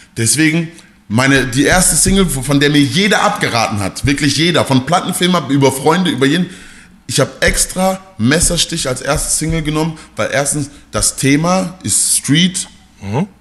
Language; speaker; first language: German; native; German